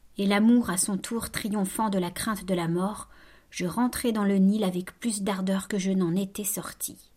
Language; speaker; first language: French; native; French